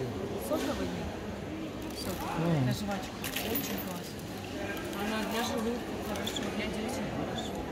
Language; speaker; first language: Russian; native; Russian